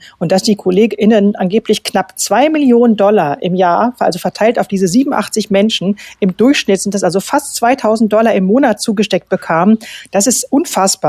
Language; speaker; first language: German; native; German